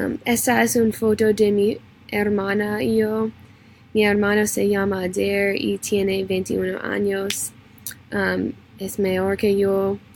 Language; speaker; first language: Spanish; non-native, learner; English